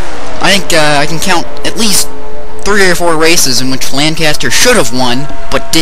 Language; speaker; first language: English; native; English